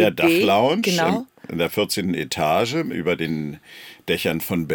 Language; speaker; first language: German; native; German